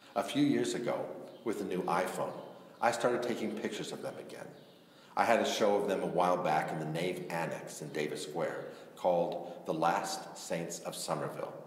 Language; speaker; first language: English; native; English